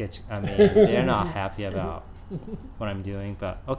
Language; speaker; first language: English; non-native, learner; Japanese